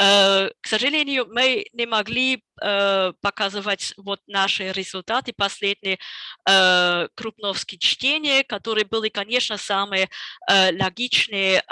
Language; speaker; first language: Russian; non-native, fluent; German